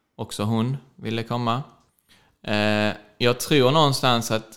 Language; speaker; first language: Swedish; native; Swedish